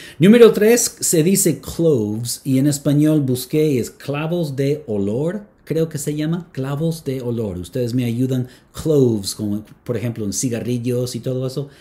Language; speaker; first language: Spanish; non-native, fluent; English